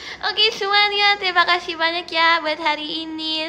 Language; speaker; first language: Indonesian; native; Indonesian